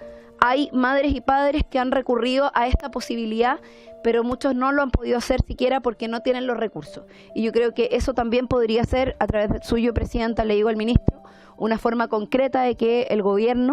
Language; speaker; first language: Spanish; native; Spanish